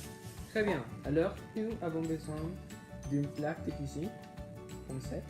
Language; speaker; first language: French; non-native, learner; English